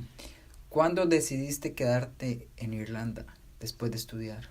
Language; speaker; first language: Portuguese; non-native, learner; Spanish